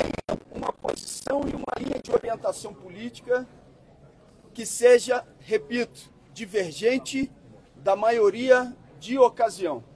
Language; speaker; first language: Portuguese; native; Portuguese